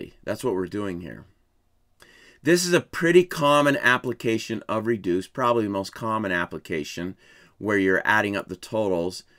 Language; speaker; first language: English; native; English